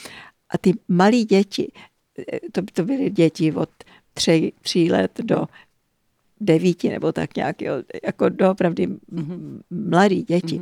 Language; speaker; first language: Czech; early bilingual, heritage; Czech